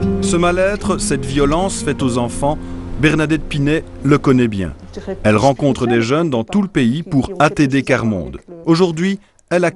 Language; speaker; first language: French; native; French